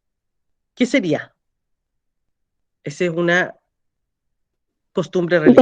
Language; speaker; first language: Spanish; native; Spanish